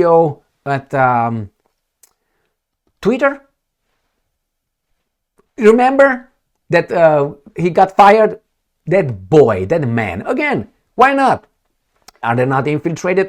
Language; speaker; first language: English; non-native, fluent; Romanian